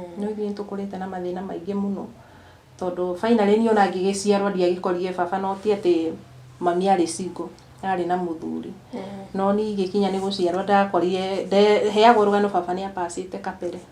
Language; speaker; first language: Kikuyu; non-native, local second language; Embu